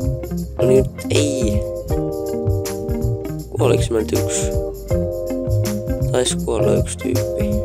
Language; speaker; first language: Finnish; native; Finnish